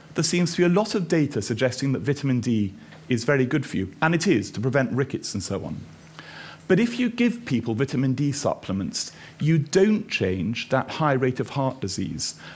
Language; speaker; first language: English; native; English